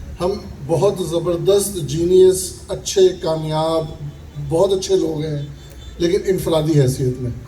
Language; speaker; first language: Urdu; non-native, local second language; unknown